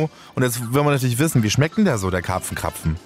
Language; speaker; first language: German; native; German